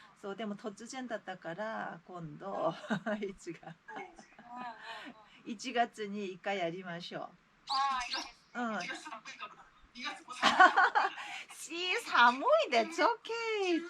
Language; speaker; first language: Japanese; non-native, fluent; Korean